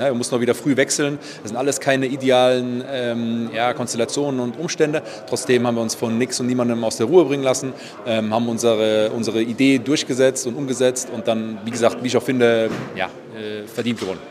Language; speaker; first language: German; native; German